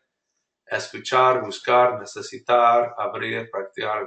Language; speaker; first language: Spanish; non-native, fluent; English